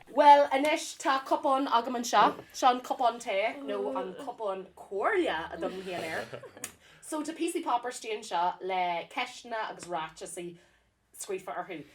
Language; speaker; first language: Irish; non-native, local second language; English